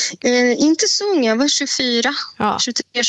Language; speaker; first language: Swedish; non-native, fluent; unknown